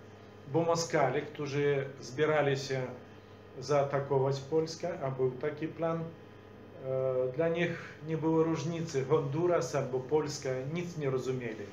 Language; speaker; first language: Polish; non-native, fluent; Belarusian